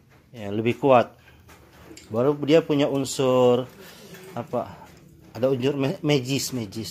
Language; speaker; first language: Indonesian; native; Indonesian